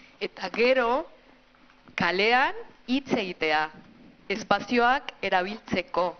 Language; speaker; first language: Basque; non-native, fluent; Spanish